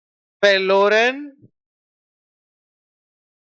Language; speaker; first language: German; non-native, fluent; Hindi